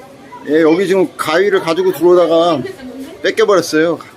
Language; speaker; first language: Korean; native; Korean